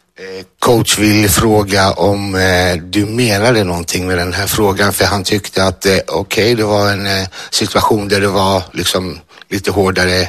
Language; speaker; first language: Swedish; early bilingual, other home language; Greek